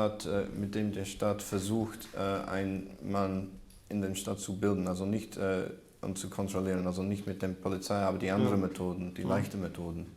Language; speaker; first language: German; non-native, learner; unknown